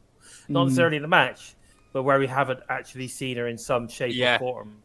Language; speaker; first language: English; native; English